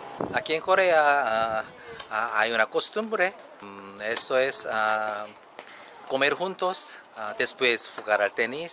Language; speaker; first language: Spanish; non-native, learner; Korean